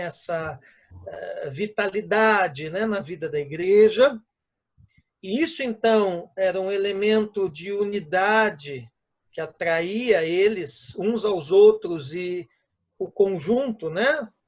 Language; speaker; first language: Portuguese; native; Portuguese